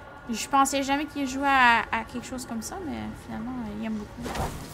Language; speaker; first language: French; native; French